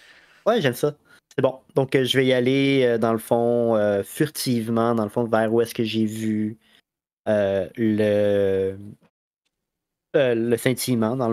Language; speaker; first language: French; native; French